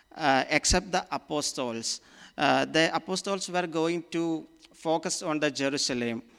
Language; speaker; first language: English; non-native, local second language; Malayalam